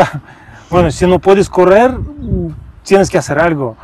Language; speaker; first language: Spanish; non-native, fluent; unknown